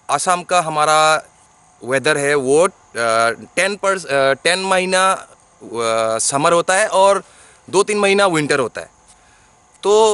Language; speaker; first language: Hindi; non-native, local second language; Bangla